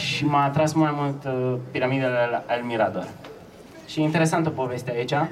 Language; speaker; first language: Romanian; native; Romanian